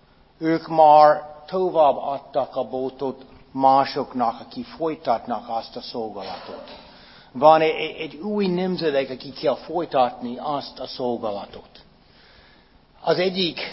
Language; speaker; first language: Hungarian; non-native, fluent; English